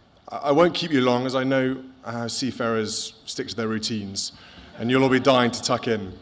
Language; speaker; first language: English; native; English